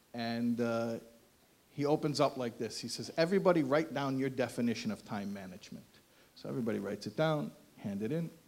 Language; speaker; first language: English; native; English